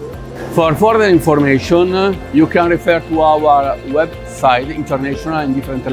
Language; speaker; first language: English; non-native, fluent; Italian